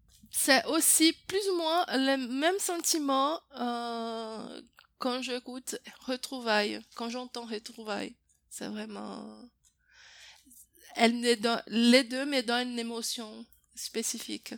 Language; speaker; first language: French; non-native, fluent; Portuguese